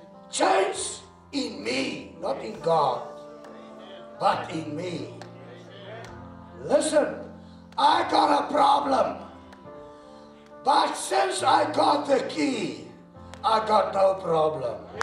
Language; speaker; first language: English; non-native, local second language; Afrikaans